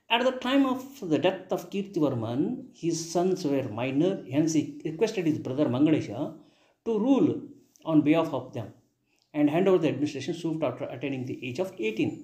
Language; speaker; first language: English; non-native, local second language; Kannada